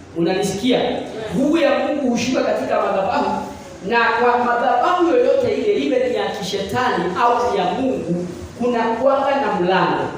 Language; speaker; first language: Swahili; non-native, local second language; Kikuyu